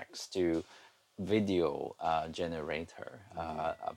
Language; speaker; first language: English; non-native, local second language; Cantonese